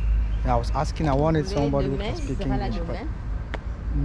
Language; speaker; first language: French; non-native, learner; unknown